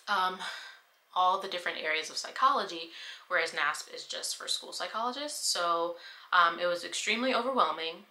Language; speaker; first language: English; native; English